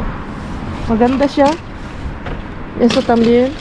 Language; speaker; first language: Spanish; non-native, learner; Filipino